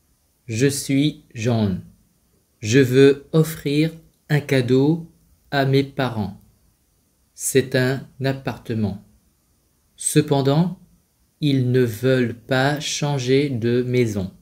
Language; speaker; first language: French; non-native, fluent; Vietnamese